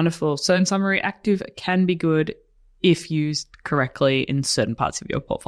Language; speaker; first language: English; native; English